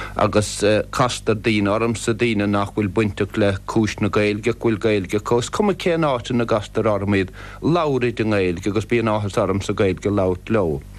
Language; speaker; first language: Irish; native; Irish